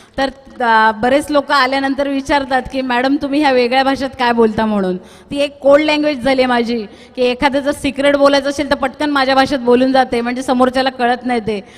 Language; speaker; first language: Marathi; non-native, local second language; Tulu